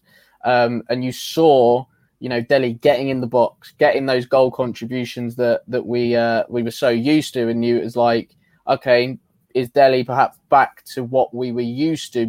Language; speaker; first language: English; native; English